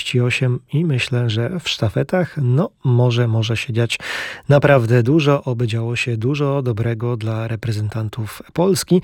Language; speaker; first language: Polish; native; Polish